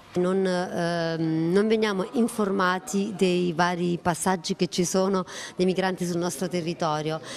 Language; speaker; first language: Italian; early bilingual, other home language; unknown